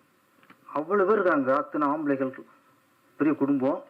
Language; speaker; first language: Tamil; native; Tamil